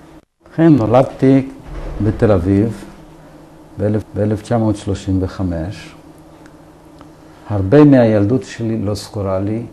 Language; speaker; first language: Hebrew; early bilingual, other home language; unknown